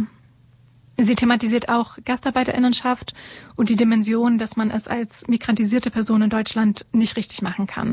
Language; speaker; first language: German; native; German